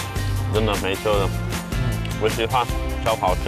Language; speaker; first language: Chinese; non-native, fluent; Turkish